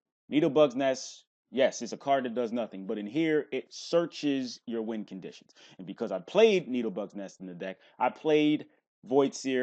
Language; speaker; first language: English; native; English